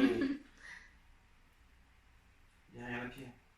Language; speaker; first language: French; native; French